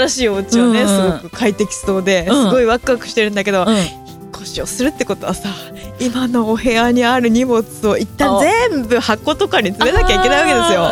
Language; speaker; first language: Japanese; native; Japanese